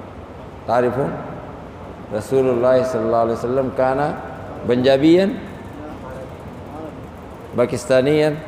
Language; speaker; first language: Arabic; non-native, fluent; Urdu